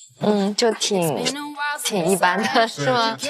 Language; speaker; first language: Chinese; native; Chinese